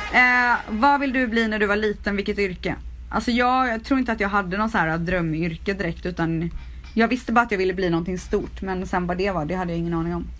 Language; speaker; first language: Swedish; native; Swedish